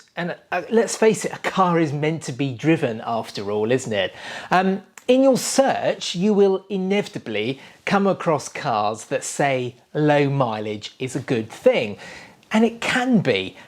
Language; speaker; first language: English; native; English